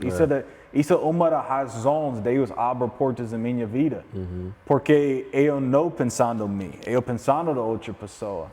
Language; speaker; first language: Portuguese; non-native, learner; English